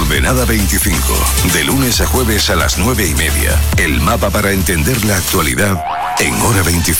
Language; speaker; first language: Spanish; native; Spanish